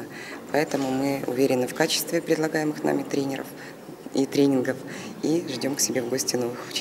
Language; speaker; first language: Russian; native; Russian